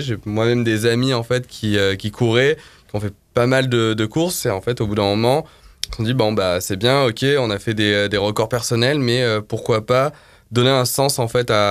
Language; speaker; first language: French; native; French